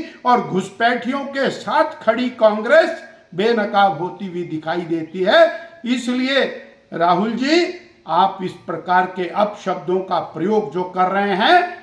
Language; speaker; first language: Hindi; native; Hindi